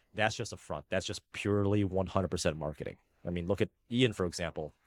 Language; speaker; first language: English; early bilingual, other home language; Filipino